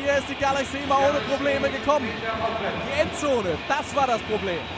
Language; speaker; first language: German; native; German